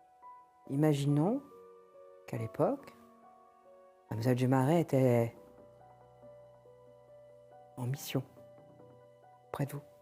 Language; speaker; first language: French; native; French